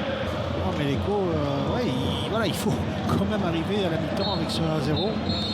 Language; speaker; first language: French; native; French